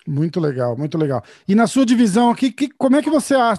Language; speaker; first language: Portuguese; native; Portuguese